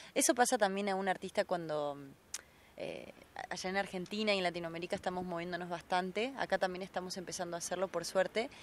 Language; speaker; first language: Spanish; native; Spanish